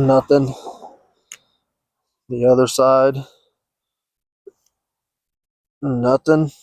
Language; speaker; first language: English; native; English